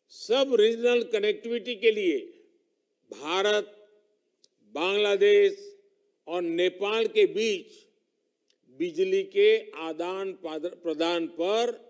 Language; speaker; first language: Hindi; non-native, local second language; Gujarati